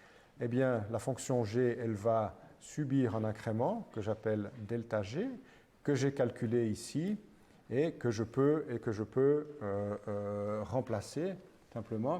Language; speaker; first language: French; native; French